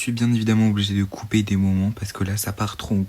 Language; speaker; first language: French; native; French